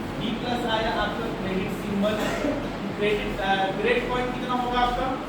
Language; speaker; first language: Hindi; native; Hindi